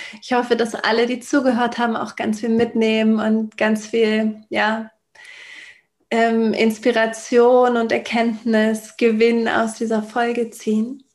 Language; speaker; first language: German; native; German